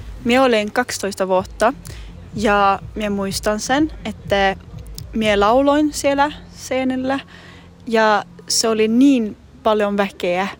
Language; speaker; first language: Finnish; non-native, local second language; Swedish